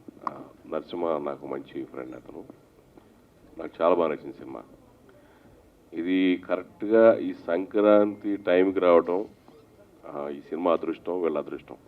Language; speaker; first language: Telugu; native; Telugu